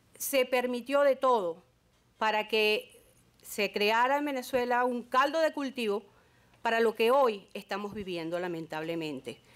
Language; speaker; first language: Spanish; native; Spanish